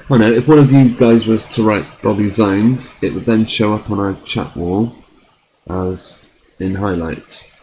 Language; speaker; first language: English; native; English